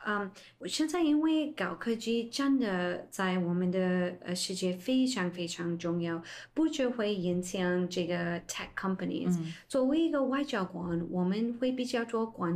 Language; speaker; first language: Chinese; non-native, fluent; English